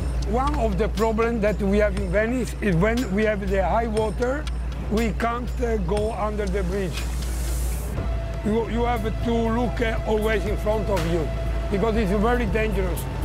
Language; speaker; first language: English; non-native, learner; Italian